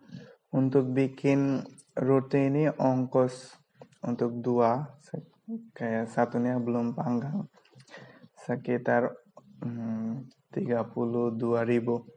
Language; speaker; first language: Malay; non-native, local second language; Bangla